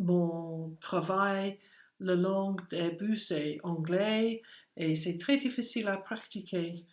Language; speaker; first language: French; non-native, learner; English